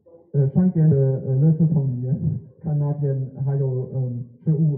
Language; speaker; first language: Chinese; non-native, learner; German